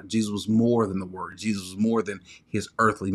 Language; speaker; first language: English; native; English